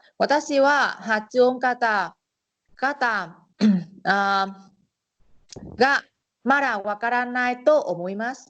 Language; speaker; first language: Japanese; non-native, learner; Vietnamese